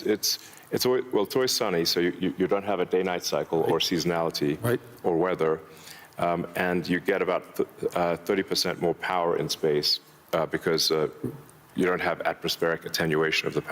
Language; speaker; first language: English; early bilingual, other home language; Afrikaans